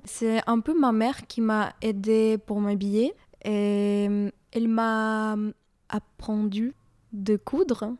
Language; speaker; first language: French; non-native, fluent; Ukrainian